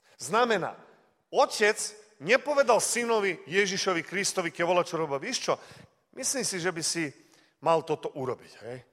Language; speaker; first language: Slovak; early bilingual, heritage; Slovak